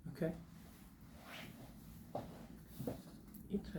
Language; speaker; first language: English; non-native, fluent; German